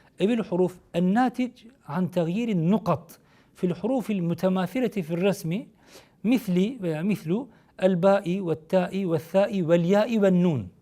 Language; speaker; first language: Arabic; non-native, fluent; Turkish